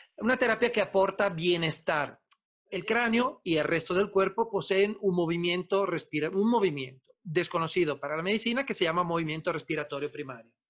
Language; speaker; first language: Spanish; non-native, fluent; Italian